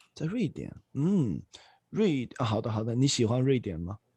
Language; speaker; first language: Chinese; non-native, fluent; Swedish